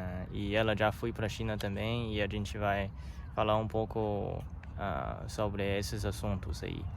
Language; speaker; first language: Portuguese; non-native, learner; Chinese